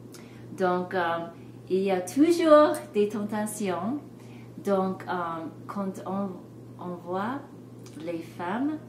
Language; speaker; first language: French; non-native, fluent; English